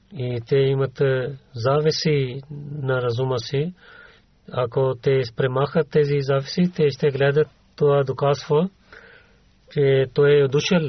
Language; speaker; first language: Bulgarian; non-native, learner; Urdu